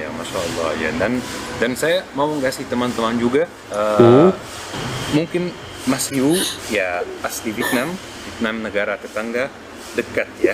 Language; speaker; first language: Indonesian; non-native, fluent; Arabic